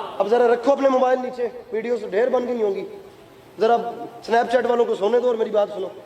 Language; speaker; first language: Urdu; non-native, local second language; Punjabi